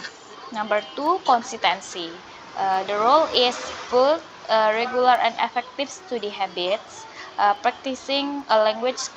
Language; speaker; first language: English; non-native, learner; Indonesian